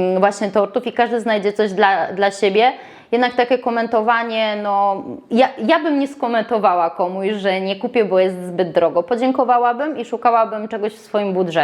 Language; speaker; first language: Polish; native; Polish